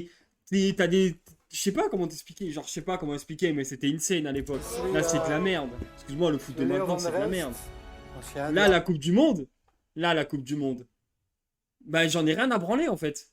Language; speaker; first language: French; native; French